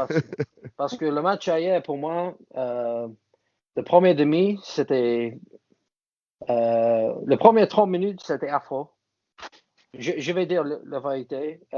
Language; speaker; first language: French; non-native, fluent; English